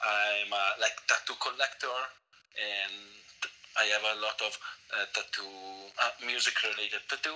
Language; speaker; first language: English; non-native, fluent; Italian